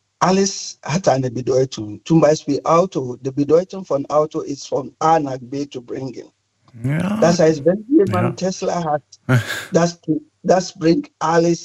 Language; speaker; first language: German; non-native, fluent; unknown